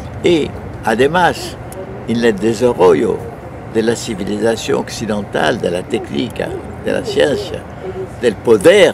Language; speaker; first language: Spanish; non-native, fluent; French